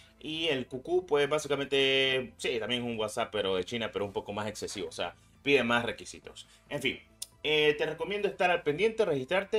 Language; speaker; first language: Spanish; native; Spanish